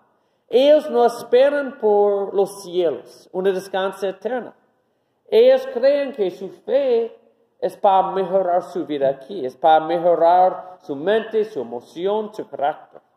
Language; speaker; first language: Spanish; non-native, fluent; English